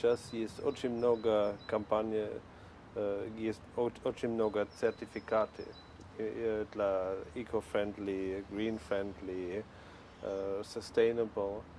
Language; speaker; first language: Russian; non-native, learner; Polish